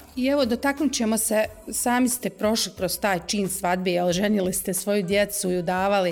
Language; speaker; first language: Serbian; native; Serbian